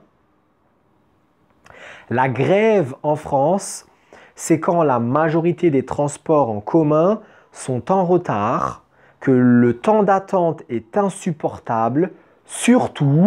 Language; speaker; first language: French; native; French